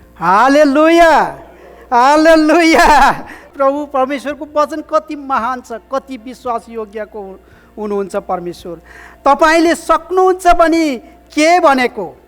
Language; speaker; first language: Nepali; native; Nepali